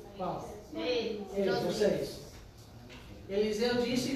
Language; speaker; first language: Portuguese; non-native, fluent; English